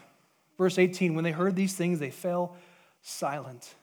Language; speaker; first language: English; native; English